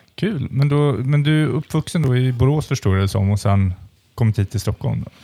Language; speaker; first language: Swedish; native; Swedish